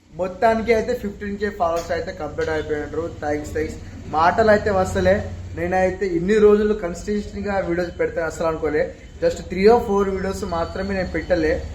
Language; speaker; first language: Telugu; native; Telugu